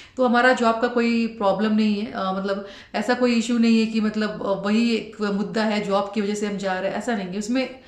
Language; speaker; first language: Hindi; native; Hindi